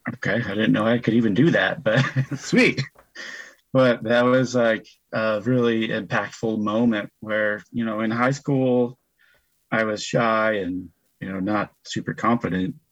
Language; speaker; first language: English; native; English